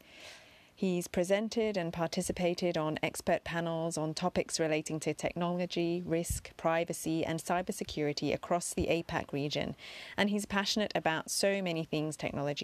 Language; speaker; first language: English; native; English